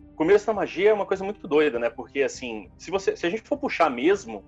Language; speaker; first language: Portuguese; native; Portuguese